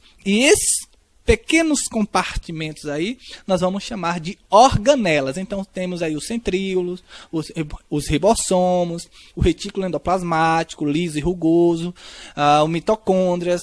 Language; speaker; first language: Portuguese; native; Portuguese